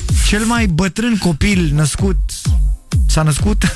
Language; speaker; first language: Romanian; native; Romanian